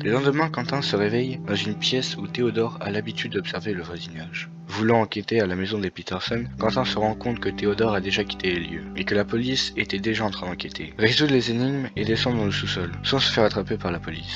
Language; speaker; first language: French; native; French